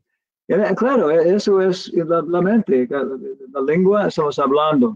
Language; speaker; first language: Spanish; non-native, learner; English